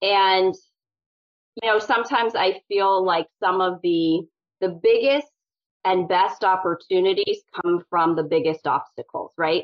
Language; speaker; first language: English; native; English